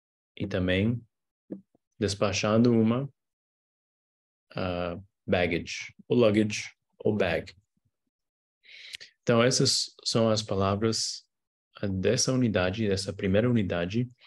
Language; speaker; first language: Portuguese; non-native, fluent; English